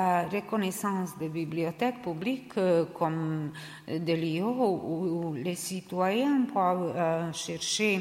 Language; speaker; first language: French; non-native, learner; Serbian